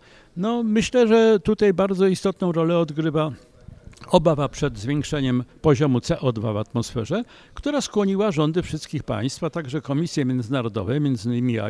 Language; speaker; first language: Polish; native; Polish